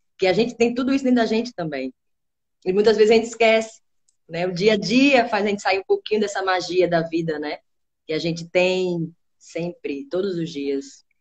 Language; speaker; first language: Portuguese; native; Portuguese